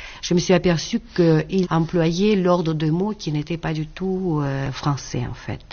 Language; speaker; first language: French; non-native, fluent; Russian